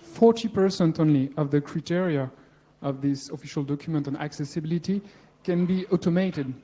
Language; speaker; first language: English; non-native, fluent; French